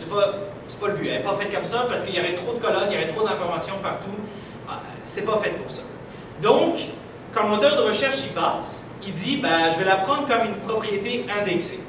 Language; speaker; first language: French; native; French